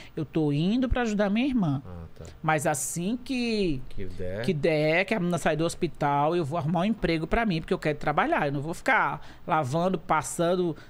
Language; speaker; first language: Portuguese; native; Portuguese